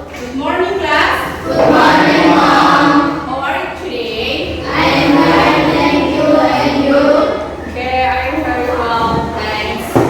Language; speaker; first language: English; non-native, learner; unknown